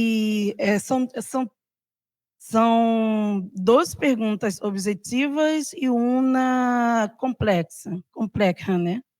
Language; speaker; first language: Portuguese; non-native, learner; Spanish